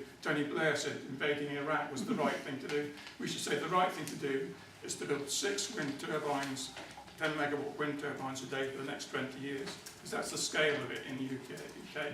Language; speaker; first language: English; native; English